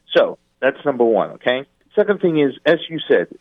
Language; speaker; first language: English; non-native, fluent; Russian